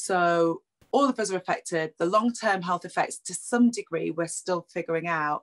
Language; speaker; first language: English; native; English